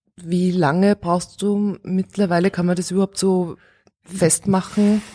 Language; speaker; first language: German; early bilingual, other home language; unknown